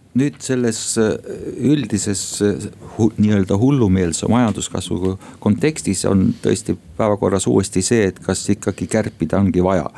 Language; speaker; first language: Estonian; native; Estonian